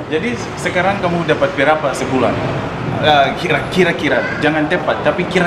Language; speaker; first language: Indonesian; non-native, fluent; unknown